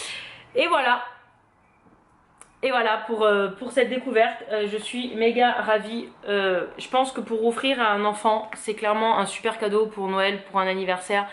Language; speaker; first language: French; native; French